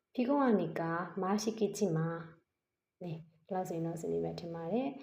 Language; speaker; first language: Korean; non-native, fluent; Burmese